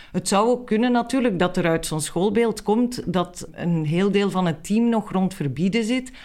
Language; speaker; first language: Dutch; native; Dutch